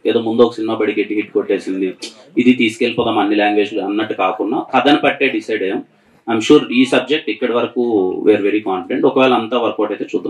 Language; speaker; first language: Telugu; native; Telugu